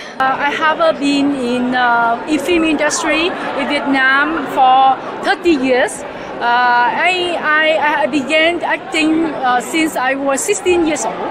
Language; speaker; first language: English; non-native, learner; Vietnamese